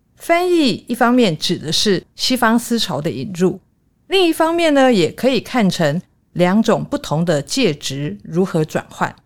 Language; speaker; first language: Chinese; native; Chinese